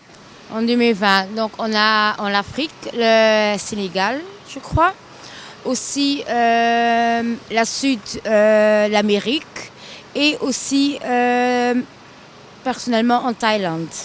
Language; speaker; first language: French; non-native, fluent; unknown